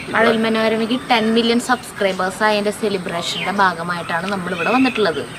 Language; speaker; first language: Malayalam; native; Malayalam